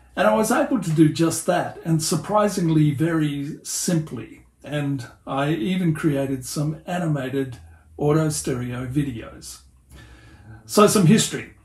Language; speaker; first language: English; native; English